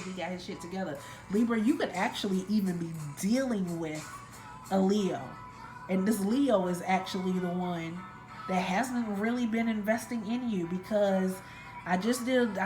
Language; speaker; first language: English; native; English